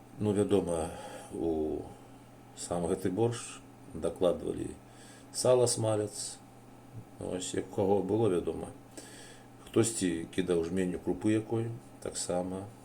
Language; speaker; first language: Belarusian; native; Belarusian